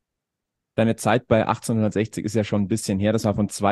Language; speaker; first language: German; native; German